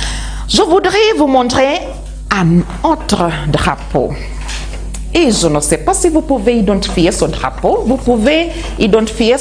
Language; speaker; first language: French; non-native, fluent; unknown